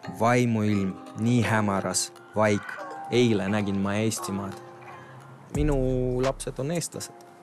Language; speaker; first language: Estonian; non-native, local second language; Russian